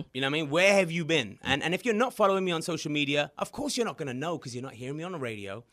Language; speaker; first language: English; native; English